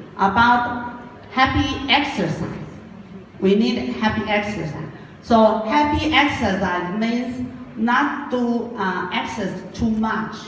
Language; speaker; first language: English; non-native, learner; Japanese